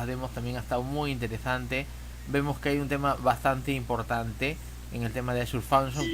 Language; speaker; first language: Spanish; native; Spanish